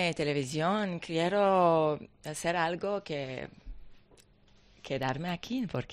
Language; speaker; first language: Spanish; non-native, learner; Hebrew